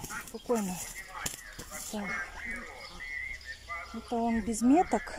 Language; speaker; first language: Russian; native; Russian